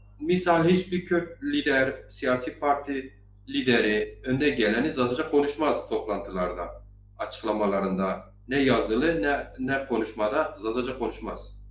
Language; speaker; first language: Turkish; non-native, local second language; Zaza